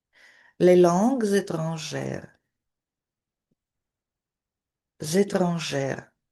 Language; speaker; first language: French; non-native, fluent; Russian